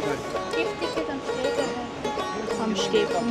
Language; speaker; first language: German; early bilingual, other home language; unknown